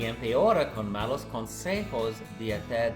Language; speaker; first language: Spanish; non-native, fluent; English